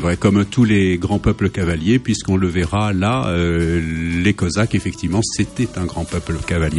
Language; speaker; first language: French; native; French